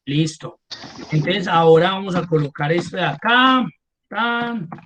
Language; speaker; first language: Spanish; native; Spanish